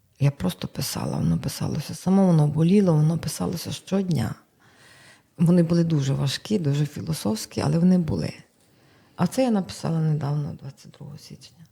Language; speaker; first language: Ukrainian; native; Ukrainian